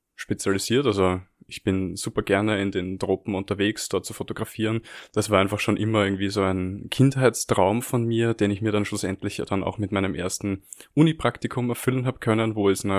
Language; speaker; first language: German; native; German